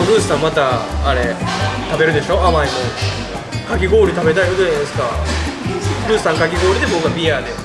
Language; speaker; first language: Japanese; native; Japanese